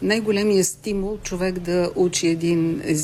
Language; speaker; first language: Bulgarian; native; Bulgarian